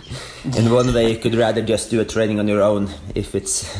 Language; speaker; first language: English; non-native, fluent; Norwegian